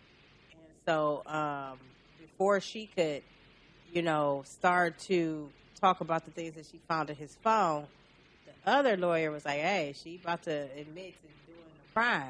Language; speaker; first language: English; native; English